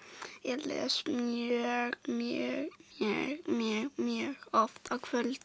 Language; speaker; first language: Icelandic; native; Icelandic